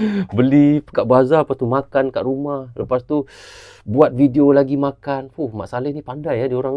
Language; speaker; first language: Malay; native; Malay